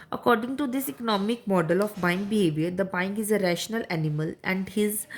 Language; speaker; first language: English; non-native, local second language; Punjabi